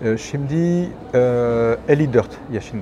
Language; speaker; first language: Turkish; non-native, learner; French